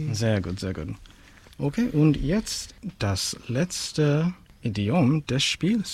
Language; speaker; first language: German; non-native, fluent; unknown